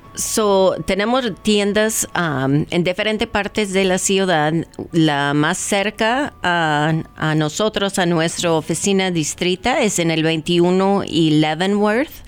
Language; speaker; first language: Spanish; non-native, fluent; English